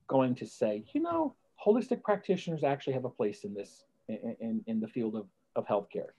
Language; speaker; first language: English; native; English